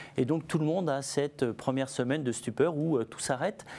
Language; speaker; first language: French; native; French